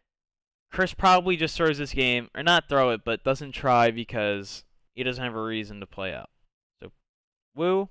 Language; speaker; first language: English; native; English